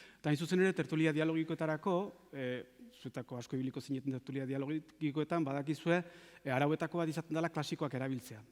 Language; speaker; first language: Basque; native; Basque